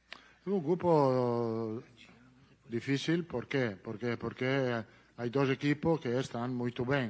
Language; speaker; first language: Portuguese; non-native, learner; Italian